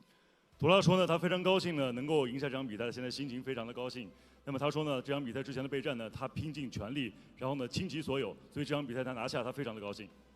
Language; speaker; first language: Chinese; native; Chinese